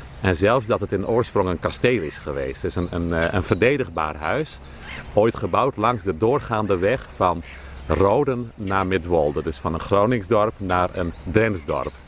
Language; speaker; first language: Dutch; native; Dutch